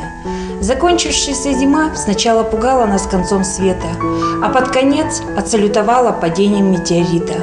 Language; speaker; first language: Russian; native; Russian